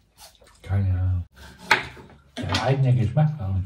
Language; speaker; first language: German; non-native, learner; Vietnamese